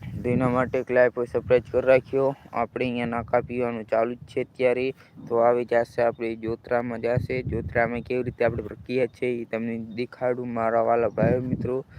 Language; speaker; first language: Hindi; non-native, local second language; Gujarati